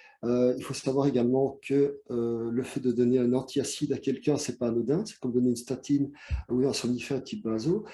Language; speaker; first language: French; native; French